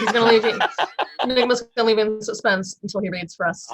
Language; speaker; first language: English; native; English